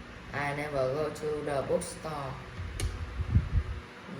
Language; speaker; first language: English; non-native, learner; Vietnamese